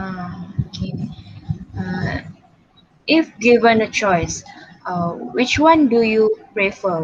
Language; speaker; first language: English; non-native, local second language; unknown